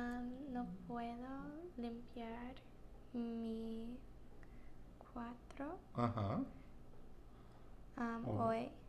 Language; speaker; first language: Spanish; non-native, learner; English